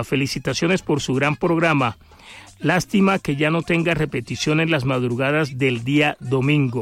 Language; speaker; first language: Spanish; native; Spanish